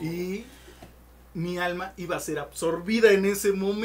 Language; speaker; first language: Spanish; native; Spanish